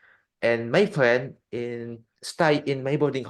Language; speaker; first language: English; non-native, learner; Indonesian